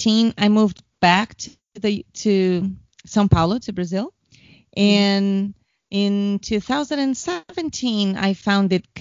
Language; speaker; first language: English; non-native, fluent; Portuguese